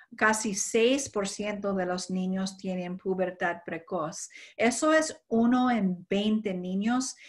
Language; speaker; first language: Spanish; non-native, fluent; English